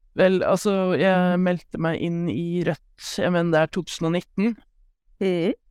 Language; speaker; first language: Norwegian; native; Norwegian